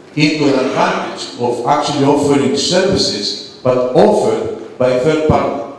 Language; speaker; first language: English; non-native, fluent; Greek